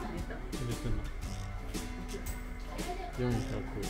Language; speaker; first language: Japanese; native; Japanese